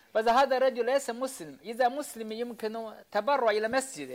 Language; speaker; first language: Arabic; non-native, learner; Chinese